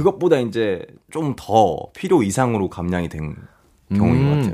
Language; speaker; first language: Korean; native; Korean